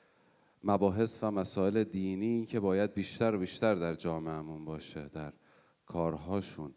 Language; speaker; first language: Persian; native; Persian